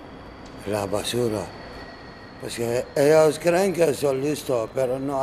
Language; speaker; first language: Spanish; non-native, learner; Arabic